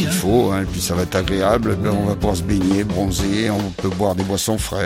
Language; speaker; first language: French; native; French